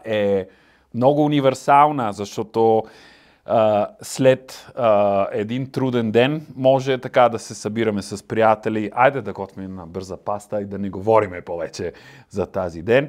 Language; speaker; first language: Bulgarian; non-native, learner; Italian